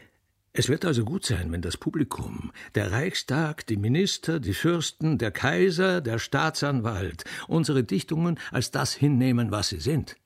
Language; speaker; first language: German; native; German